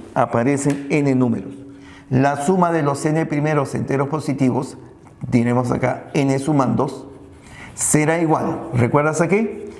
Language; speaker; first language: Spanish; native; Spanish